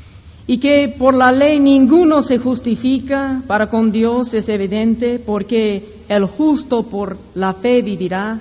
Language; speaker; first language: Spanish; non-native, fluent; English